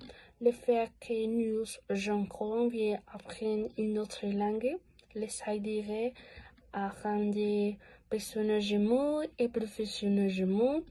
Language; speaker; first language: French; non-native, learner; Spanish